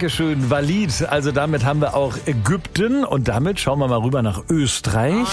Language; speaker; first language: German; native; German